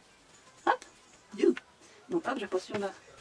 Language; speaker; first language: French; native; French